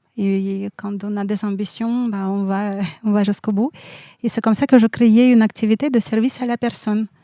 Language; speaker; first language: French; non-native, fluent; Russian